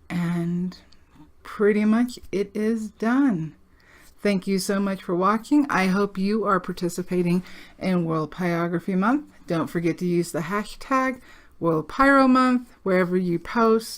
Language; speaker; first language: English; native; English